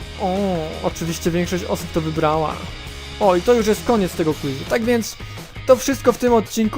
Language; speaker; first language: Polish; native; Polish